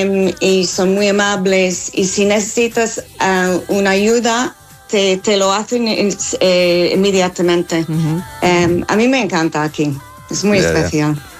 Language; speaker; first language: Spanish; non-native, learner; English